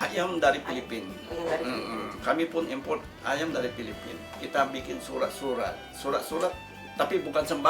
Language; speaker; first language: Indonesian; non-native, local second language; Tetum